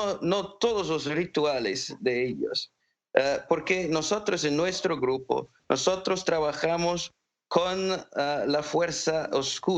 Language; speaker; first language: Spanish; non-native, fluent; English